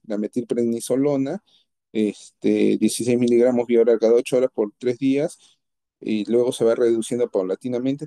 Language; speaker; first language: Spanish; native; Spanish